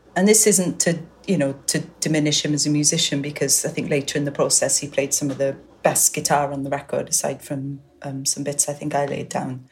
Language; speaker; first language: English; native; English